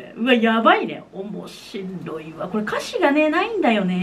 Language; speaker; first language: Japanese; native; Japanese